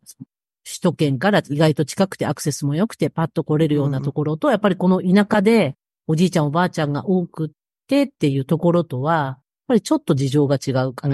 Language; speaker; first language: Japanese; native; Japanese